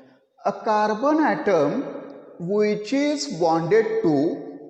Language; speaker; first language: English; non-native, local second language; Marathi